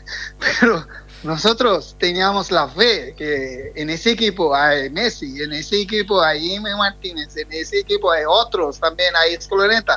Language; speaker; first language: Spanish; non-native, fluent; Bangla